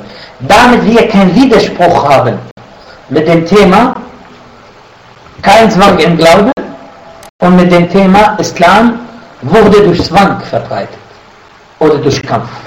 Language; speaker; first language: German; non-native, fluent; Arabic